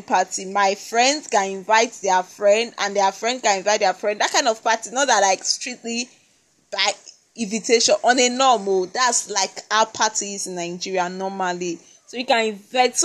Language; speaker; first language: English; non-native, local second language; Esan